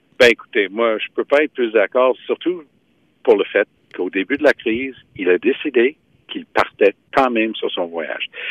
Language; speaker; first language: French; native; French